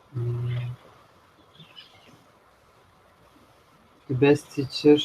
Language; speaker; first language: English; non-native, learner; Turkish